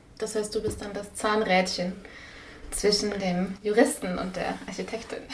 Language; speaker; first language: German; native; German